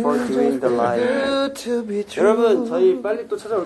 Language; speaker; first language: Korean; native; Korean